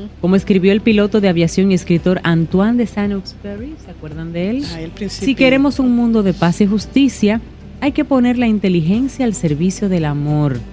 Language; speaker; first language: Spanish; native; Spanish